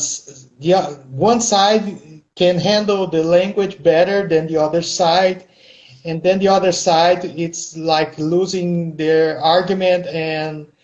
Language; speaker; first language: English; non-native, fluent; Portuguese